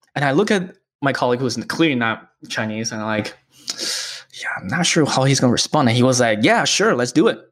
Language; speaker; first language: English; early bilingual, other home language; Chinese